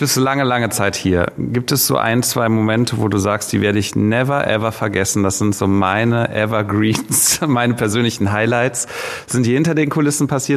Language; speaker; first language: German; native; German